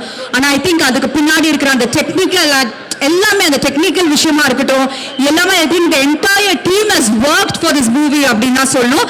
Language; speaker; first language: Tamil; native; Tamil